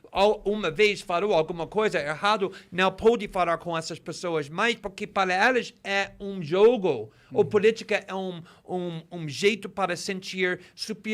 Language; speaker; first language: Portuguese; non-native, fluent; English